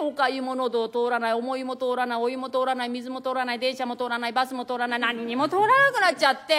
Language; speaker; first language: Japanese; native; Japanese